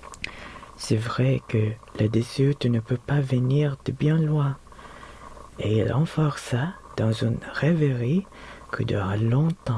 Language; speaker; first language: French; non-native, learner; Filipino